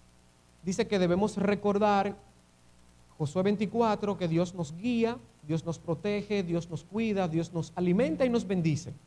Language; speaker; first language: Spanish; native; Spanish